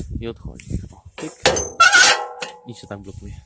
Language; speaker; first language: Polish; native; Polish